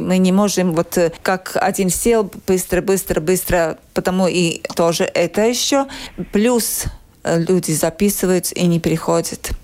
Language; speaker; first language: Russian; non-native, local second language; Latvian